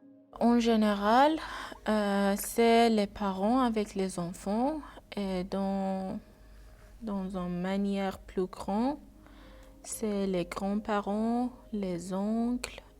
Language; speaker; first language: French; non-native, learner; Persian